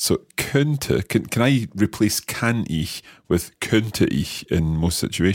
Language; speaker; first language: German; non-native, learner; English